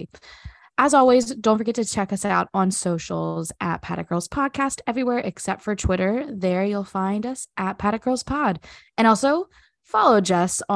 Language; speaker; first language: English; native; English